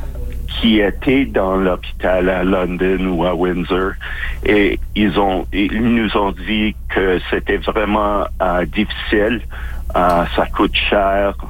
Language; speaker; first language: French; non-native, local second language; English